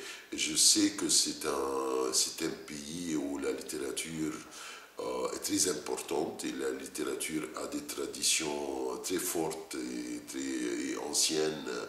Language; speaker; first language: French; non-native, fluent; Arabic